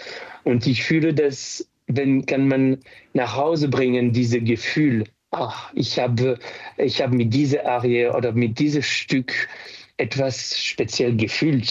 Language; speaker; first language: German; non-native, fluent; French